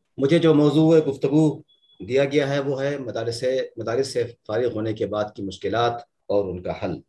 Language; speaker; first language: Urdu; native; Urdu